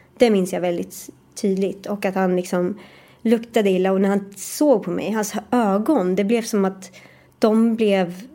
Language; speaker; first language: Swedish; early bilingual, other home language; Persian